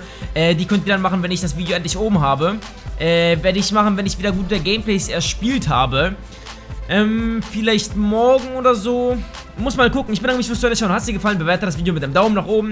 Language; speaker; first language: German; native; German